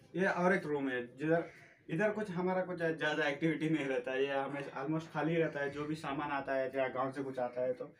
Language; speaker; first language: Hindi; non-native, local second language; Urdu